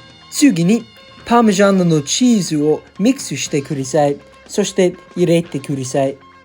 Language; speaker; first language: Japanese; non-native, learner; English